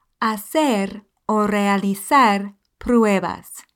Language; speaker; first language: Spanish; non-native, fluent; English